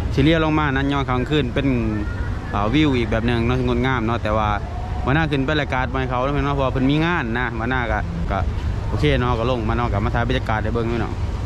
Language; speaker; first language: Thai; native; Thai